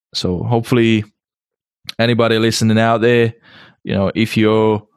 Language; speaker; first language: English; non-native, fluent; Czech